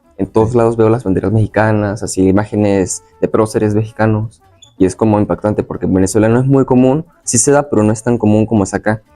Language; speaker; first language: Spanish; native; Spanish